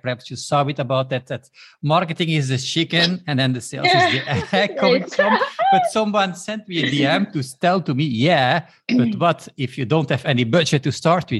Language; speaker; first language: English; non-native, fluent; Dutch